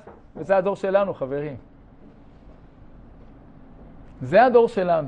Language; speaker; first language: Hebrew; native; Hebrew